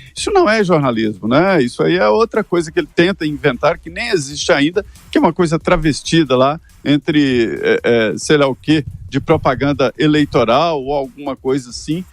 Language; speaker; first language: Portuguese; native; Portuguese